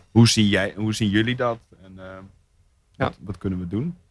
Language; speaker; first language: Dutch; native; Dutch